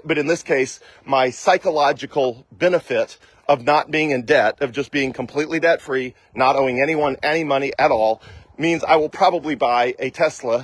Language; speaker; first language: English; native; English